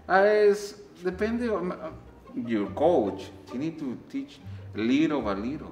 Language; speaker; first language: English; non-native, learner; Spanish